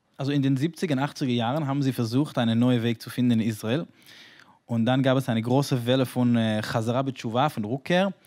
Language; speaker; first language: German; non-native, fluent; Hebrew